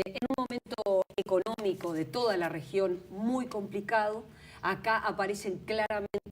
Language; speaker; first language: Spanish; native; Spanish